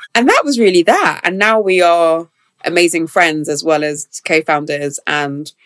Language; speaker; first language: English; native; English